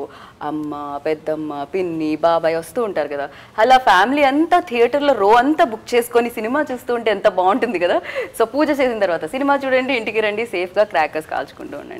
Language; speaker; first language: Telugu; native; Telugu